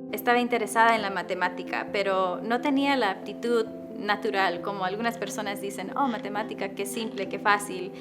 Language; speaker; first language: Spanish; early bilingual, other home language; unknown